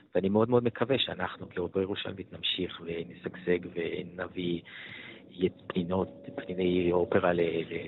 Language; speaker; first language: Hebrew; non-native, fluent; Italian